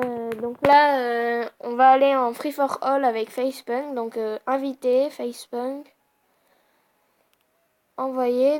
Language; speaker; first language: French; native; French